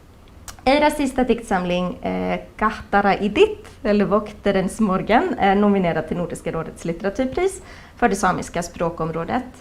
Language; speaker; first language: Swedish; non-native, fluent; Icelandic